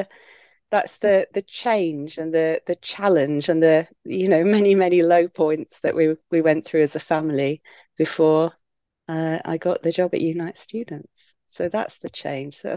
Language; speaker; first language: English; native; English